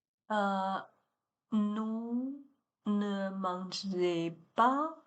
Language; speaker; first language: French; non-native, learner; Chinese